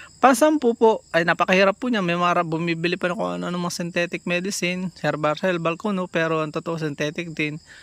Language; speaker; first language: Filipino; native; Filipino